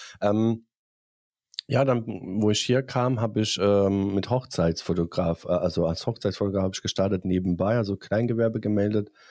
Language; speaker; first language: German; non-native, fluent; Bosnian